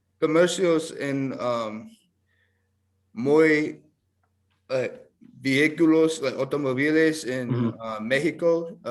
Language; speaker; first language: Spanish; non-native, learner; English